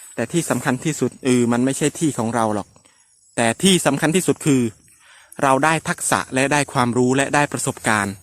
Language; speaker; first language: Thai; native; Thai